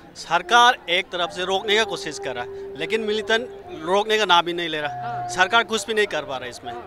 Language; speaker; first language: Hindi; non-native, local second language; Manipuri